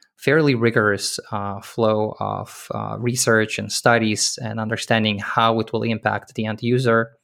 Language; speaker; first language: English; early bilingual, other home language; Russian